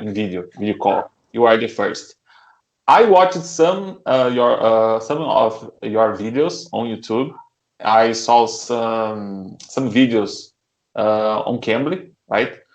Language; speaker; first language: English; non-native, learner; Portuguese